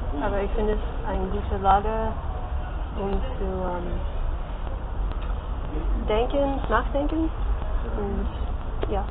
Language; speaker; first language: German; non-native, learner; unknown